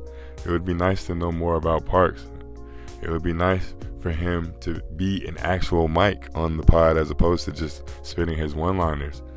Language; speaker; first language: English; native; English